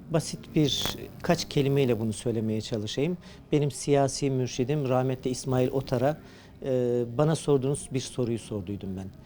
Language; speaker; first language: Turkish; early bilingual, heritage; Crimean Tatar